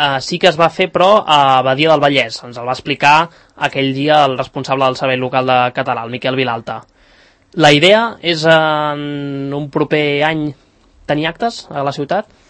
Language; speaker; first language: Catalan; native; Catalan